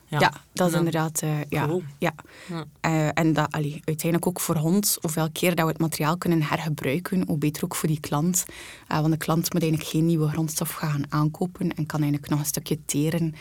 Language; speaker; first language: Dutch; native; Dutch